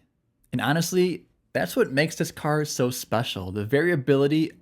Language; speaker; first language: English; native; English